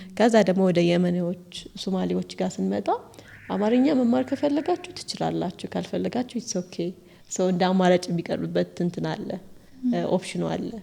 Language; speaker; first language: Amharic; early bilingual, heritage; Amharic